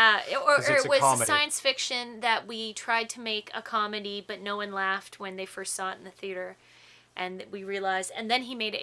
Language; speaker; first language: English; native; English